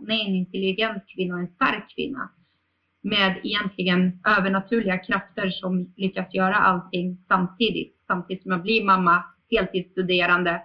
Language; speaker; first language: Swedish; early bilingual, other home language; Bosnian